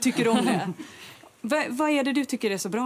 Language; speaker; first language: Swedish; native; Swedish